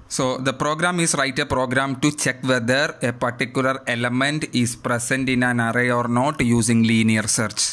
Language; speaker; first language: English; non-native, local second language; Malayalam